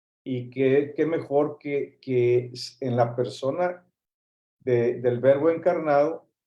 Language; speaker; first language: Spanish; native; Spanish